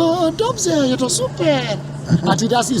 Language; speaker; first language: Czech; non-native, learner; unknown